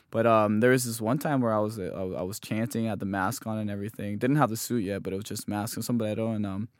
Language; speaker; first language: English; native; English